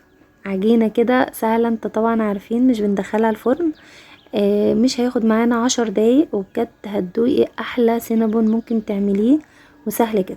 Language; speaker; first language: Arabic; native; Arabic